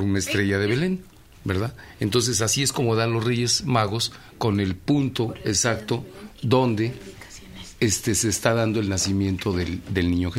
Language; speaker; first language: Spanish; native; Spanish